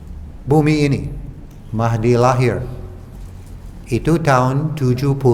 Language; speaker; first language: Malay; non-native, fluent; English